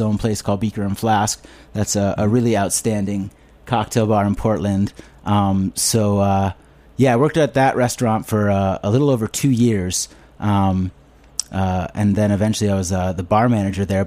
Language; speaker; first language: English; native; English